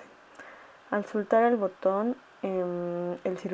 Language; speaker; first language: Spanish; native; Spanish